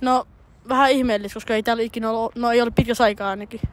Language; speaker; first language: Finnish; non-native, learner; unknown